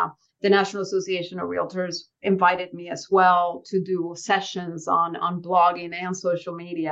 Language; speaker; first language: English; early bilingual, other home language; Spanish